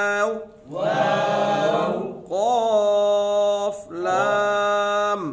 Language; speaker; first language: Hindi; native; Hindi